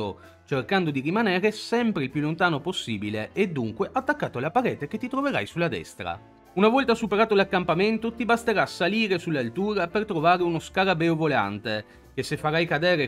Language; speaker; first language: Italian; native; Italian